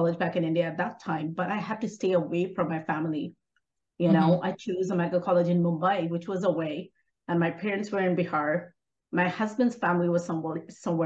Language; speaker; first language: English; non-native, local second language; Hindi